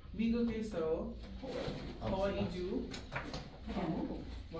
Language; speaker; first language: Korean; non-native, learner; English